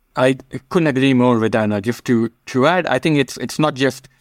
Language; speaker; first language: English; non-native, local second language; Gujarati